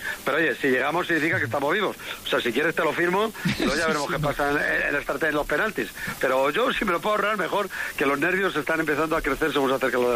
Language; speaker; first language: Spanish; native; Spanish